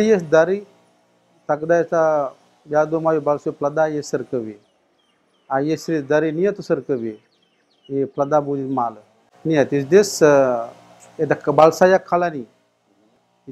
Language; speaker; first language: Russian; non-native, learner; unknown